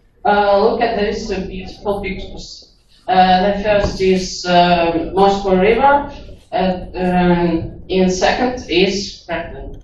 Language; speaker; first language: English; non-native, learner; Russian